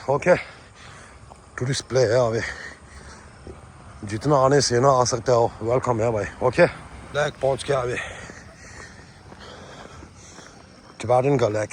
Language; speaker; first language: Hindi; non-native, local second language; Tibetan